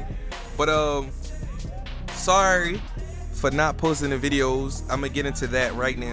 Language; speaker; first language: English; native; English